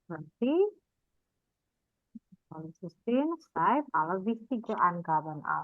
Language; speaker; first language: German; non-native, fluent; Indonesian